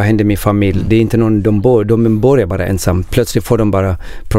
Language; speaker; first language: Swedish; non-native, learner; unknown